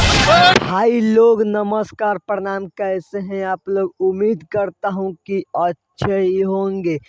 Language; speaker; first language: Hindi; non-native, local second language; Bhojpuri